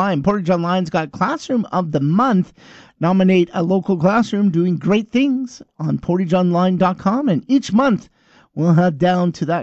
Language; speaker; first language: English; native; English